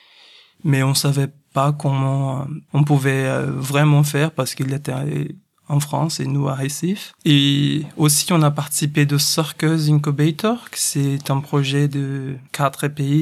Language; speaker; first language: French; non-native, fluent; Portuguese